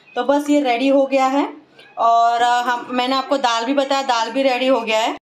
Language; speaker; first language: Hindi; native; Hindi